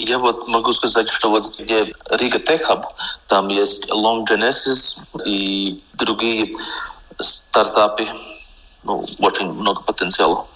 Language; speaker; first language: Russian; non-native, local second language; Latvian